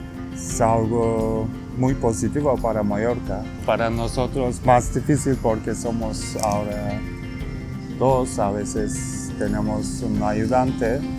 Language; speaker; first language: Spanish; non-native, learner; Turkish